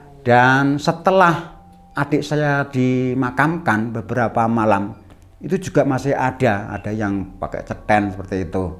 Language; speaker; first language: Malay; non-native, local second language; Javanese